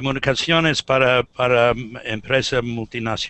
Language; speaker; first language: Spanish; non-native, learner; English